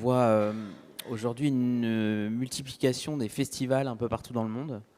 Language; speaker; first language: French; native; French